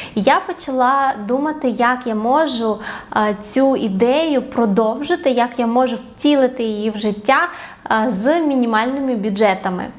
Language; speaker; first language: Ukrainian; non-native, local second language; Russian